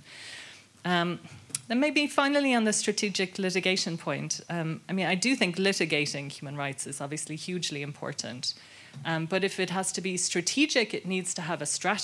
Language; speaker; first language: English; native; English